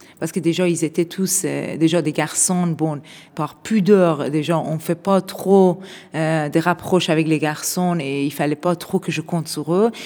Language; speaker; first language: French; non-native, fluent; Persian